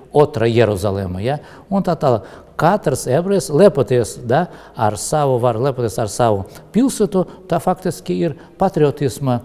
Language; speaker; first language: Latvian; non-native, local second language; Russian